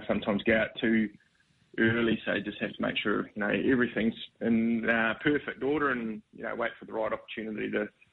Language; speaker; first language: English; native; English